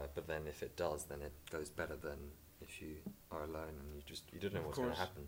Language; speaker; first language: English; native; English